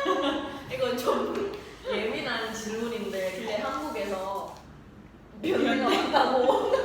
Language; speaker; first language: Korean; non-native, learner; Indonesian